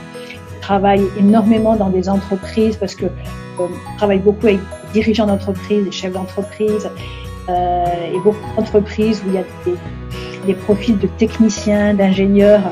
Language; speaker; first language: French; native; French